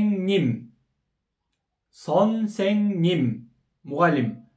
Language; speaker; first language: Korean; non-native, fluent; Kyrgyz